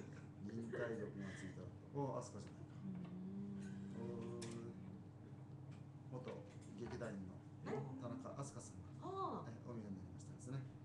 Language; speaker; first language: Japanese; native; Japanese